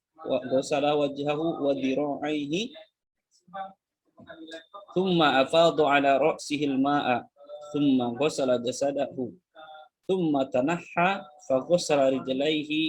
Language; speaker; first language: Arabic; non-native, fluent; Indonesian